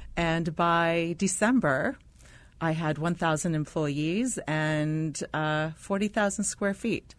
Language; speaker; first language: English; non-native, fluent; Arabic